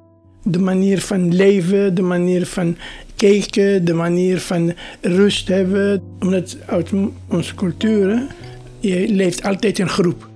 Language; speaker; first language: Dutch; non-native, fluent; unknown